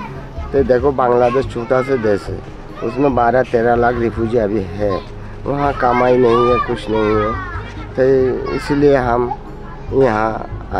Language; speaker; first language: Hindi; non-native, fluent; Rohingya